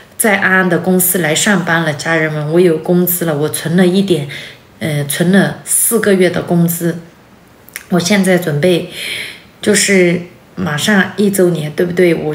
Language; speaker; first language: Chinese; non-native, local second language; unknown